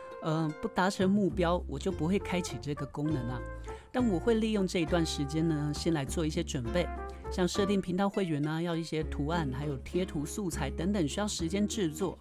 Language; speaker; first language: Chinese; native; Chinese